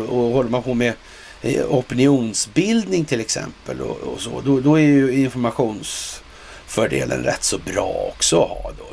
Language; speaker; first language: Swedish; native; Swedish